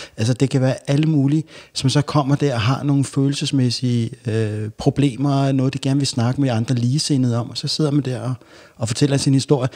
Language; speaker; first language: Danish; native; Danish